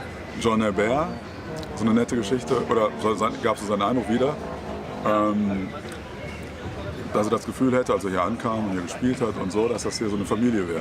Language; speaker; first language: German; native; German